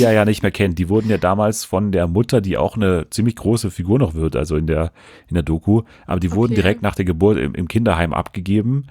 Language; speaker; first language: German; native; German